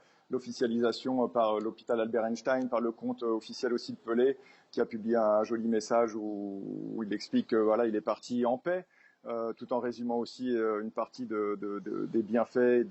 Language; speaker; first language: French; native; French